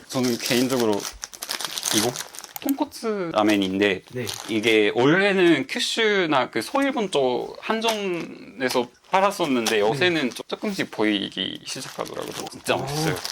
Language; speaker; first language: Korean; non-native, fluent; Japanese